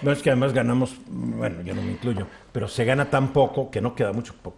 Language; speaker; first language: Spanish; native; Spanish